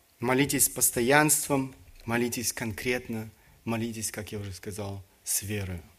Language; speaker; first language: Russian; early bilingual, other home language; German